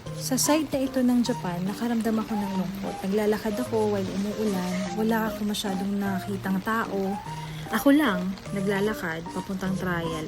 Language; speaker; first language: Filipino; non-native, local second language; Cebuano